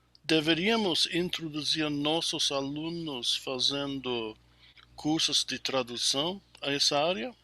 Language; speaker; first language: Portuguese; non-native, fluent; English